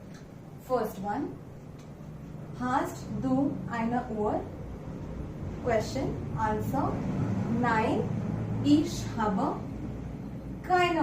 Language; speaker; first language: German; non-native, fluent; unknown